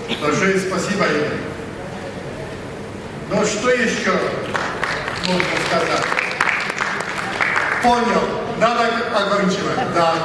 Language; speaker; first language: Russian; non-native, learner; Polish